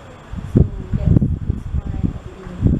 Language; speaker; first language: English; non-native, learner; Malay